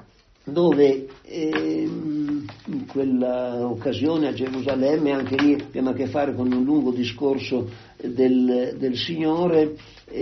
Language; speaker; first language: Italian; native; Italian